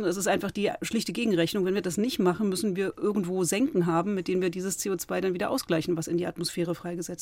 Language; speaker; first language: German; native; German